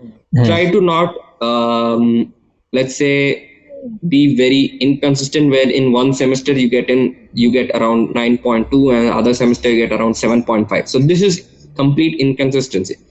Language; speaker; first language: English; non-native, local second language; Telugu